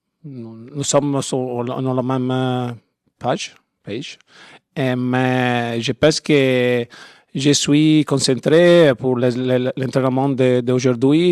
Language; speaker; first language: French; non-native, learner; Italian